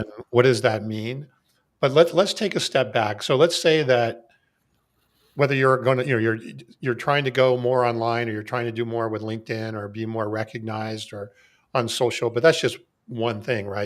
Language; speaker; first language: English; native; English